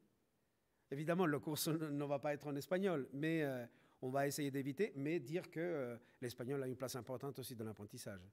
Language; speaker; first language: French; non-native, fluent; Spanish